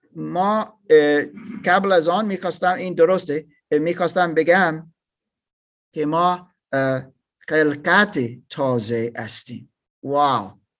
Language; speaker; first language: Persian; non-native, learner; English